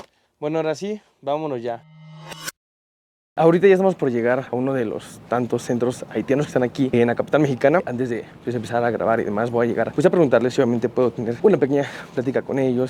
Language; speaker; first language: Spanish; native; Spanish